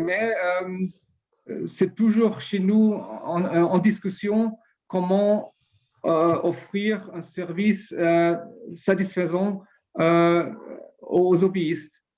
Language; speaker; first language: French; non-native, learner; German